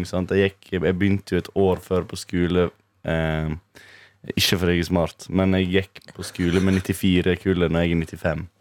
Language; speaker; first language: Norwegian; native; Norwegian